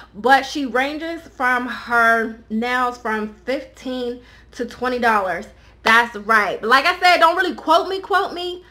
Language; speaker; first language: English; native; English